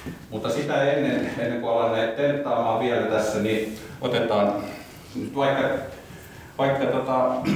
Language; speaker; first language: Finnish; native; Finnish